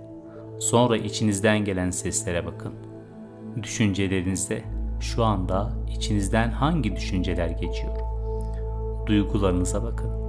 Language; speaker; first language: Turkish; native; Turkish